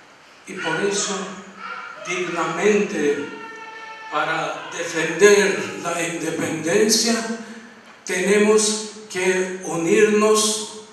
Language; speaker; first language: Spanish; non-native, fluent; Armenian